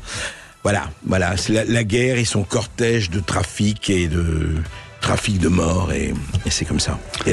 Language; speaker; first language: French; native; French